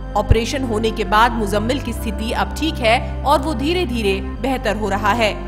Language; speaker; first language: Hindi; native; Hindi